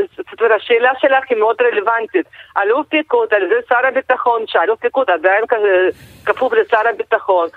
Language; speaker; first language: Hebrew; non-native, fluent; Russian